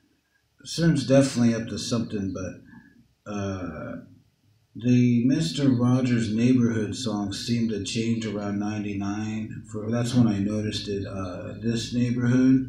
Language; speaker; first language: English; native; English